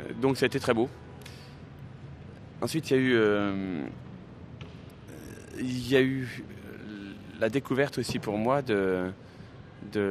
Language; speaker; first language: French; native; French